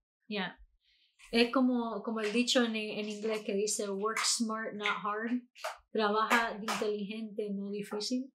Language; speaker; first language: Spanish; early bilingual, heritage; Spanish